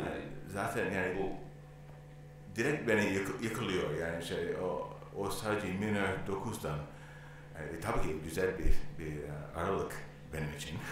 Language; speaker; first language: Turkish; non-native, learner; English